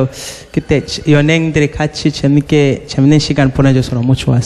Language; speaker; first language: Korean; non-native, learner; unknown